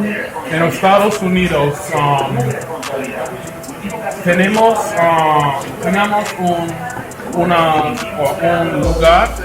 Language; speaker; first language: Spanish; non-native, learner; English